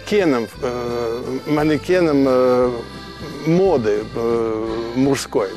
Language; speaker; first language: Russian; early bilingual, heritage; Russian